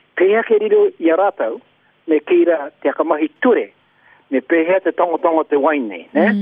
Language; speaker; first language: Māori; native; Māori